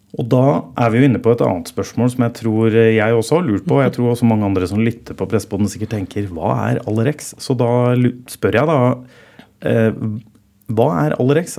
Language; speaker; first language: Norwegian; native; Norwegian